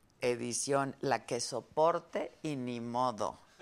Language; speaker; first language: Spanish; native; Spanish